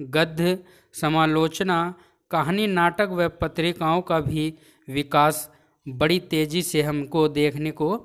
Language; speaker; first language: Hindi; native; Hindi